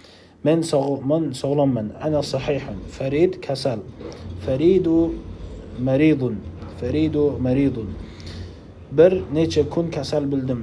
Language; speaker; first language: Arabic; non-native, fluent; Uzbek